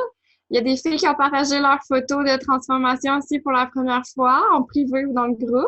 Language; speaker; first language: French; native; French